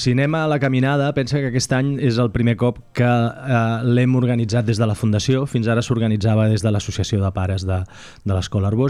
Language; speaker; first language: Catalan; native; Catalan